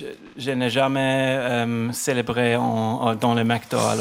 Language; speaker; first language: French; non-native, learner; German